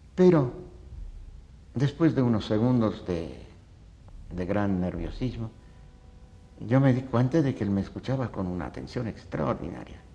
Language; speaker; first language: Spanish; early bilingual, other home language; Polish